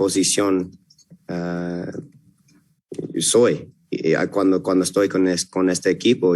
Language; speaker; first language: Spanish; early bilingual, heritage; Spanish